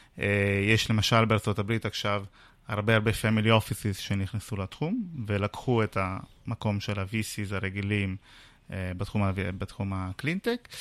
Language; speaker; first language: Hebrew; non-native, fluent; Italian